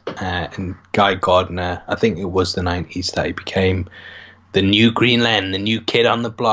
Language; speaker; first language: English; native; English